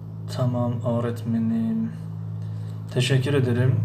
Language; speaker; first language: Turkish; non-native, fluent; Tajik